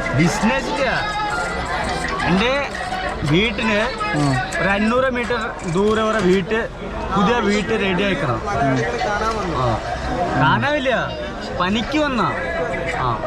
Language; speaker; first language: Malayalam; non-native, learner; Bangla